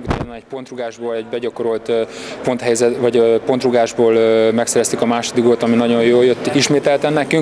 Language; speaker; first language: Hungarian; native; Hungarian